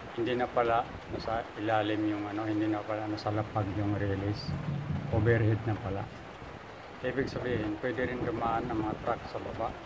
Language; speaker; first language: Filipino; native; Filipino